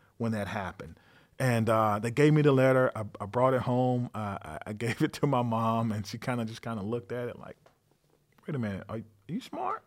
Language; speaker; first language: English; native; English